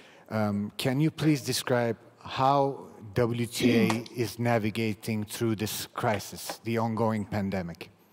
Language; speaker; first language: English; non-native, fluent; Turkish